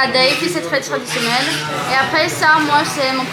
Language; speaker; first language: French; non-native, fluent; Greek